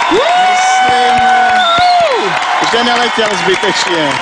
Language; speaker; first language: Czech; native; Czech